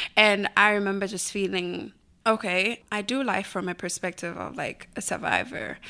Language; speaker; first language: English; non-native, local second language; Bemba